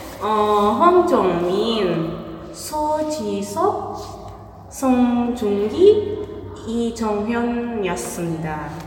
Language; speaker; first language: Korean; non-native, learner; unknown